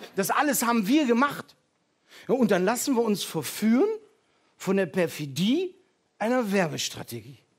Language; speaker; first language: German; early bilingual, heritage; Dutch